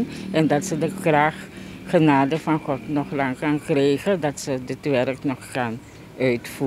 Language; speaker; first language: Dutch; non-native, local second language; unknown